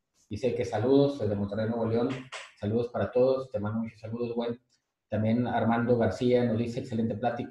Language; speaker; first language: Spanish; native; Spanish